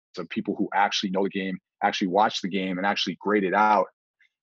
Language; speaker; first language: English; native; English